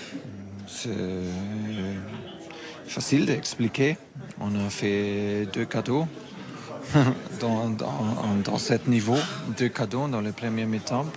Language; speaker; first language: French; non-native, fluent; German